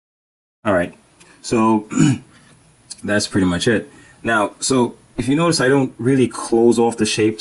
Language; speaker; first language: English; native; English